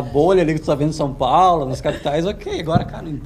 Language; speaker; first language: Portuguese; native; Portuguese